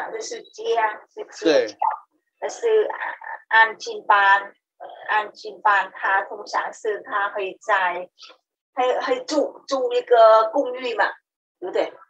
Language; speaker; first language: Chinese; non-native, learner; Vietnamese